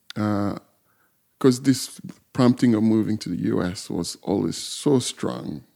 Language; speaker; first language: English; non-native, fluent; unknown